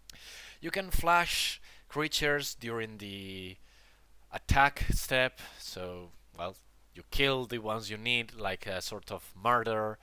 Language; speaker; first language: English; non-native, fluent; Spanish